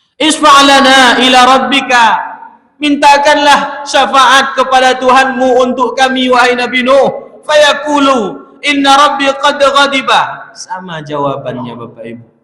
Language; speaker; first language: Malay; native; Malay